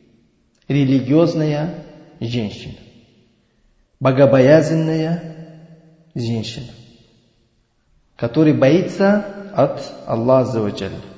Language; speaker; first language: Russian; non-native, learner; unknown